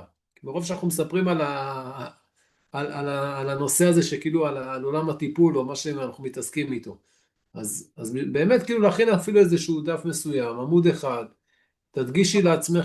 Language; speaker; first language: Hebrew; native; Hebrew